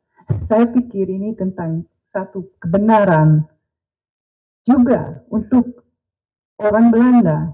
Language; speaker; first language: Indonesian; non-native, learner; Dutch